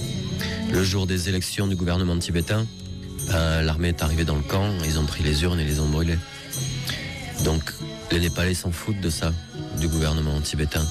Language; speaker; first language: French; native; French